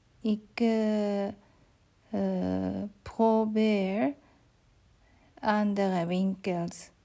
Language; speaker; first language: Dutch; non-native, learner; Arabic